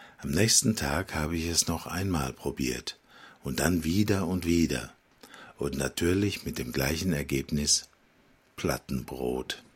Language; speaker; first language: German; non-native, fluent; Slovak